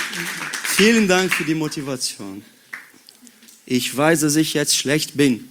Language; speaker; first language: German; non-native, learner; Portuguese